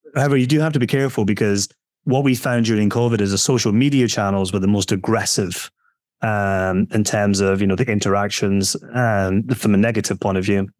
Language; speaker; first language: English; native; English